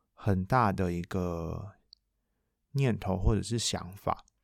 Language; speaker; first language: Chinese; non-native, local second language; Min Nan Chinese